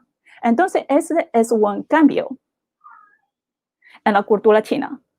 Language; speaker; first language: Spanish; non-native, fluent; Chinese